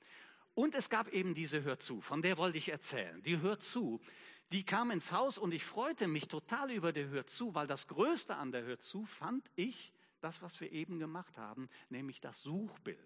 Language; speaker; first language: German; native; German